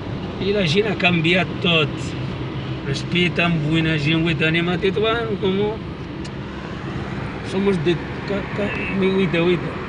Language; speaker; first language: Catalan; non-native, learner; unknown